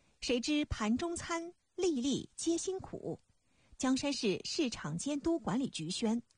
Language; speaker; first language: Chinese; native; Chinese